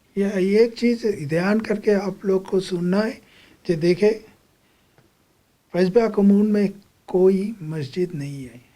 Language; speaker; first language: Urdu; non-native, fluent; Bangla